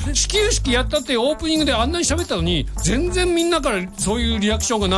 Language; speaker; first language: Japanese; native; Japanese